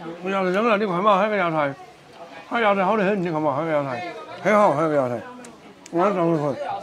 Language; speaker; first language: Chinese; native; Chinese